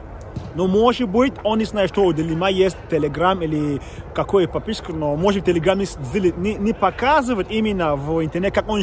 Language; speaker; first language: Russian; non-native, learner; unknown